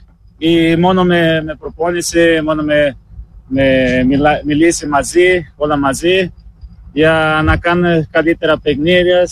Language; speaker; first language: Greek; non-native, learner; Portuguese